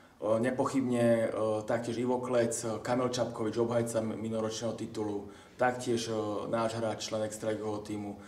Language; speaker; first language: Slovak; native; Slovak